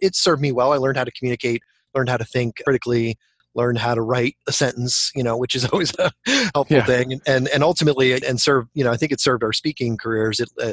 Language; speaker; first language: English; native; English